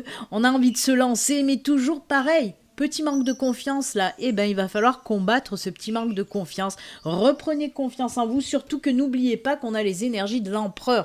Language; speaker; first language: French; native; French